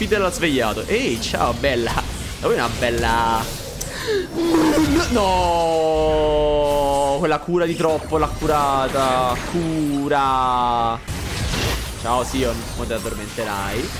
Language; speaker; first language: Italian; native; Italian